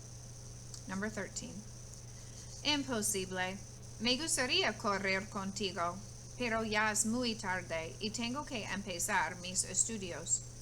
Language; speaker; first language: Spanish; non-native, fluent; English